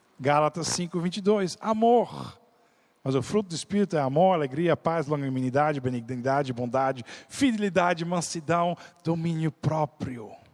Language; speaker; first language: Portuguese; non-native, fluent; Dutch